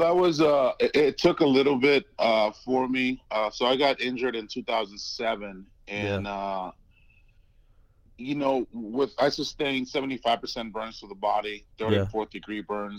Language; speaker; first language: English; native; English